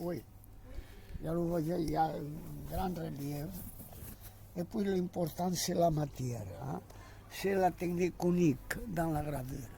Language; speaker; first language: French; non-native, fluent; Spanish